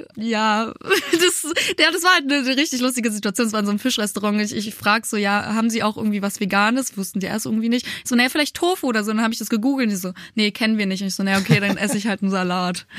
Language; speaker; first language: German; early bilingual, other home language; Polish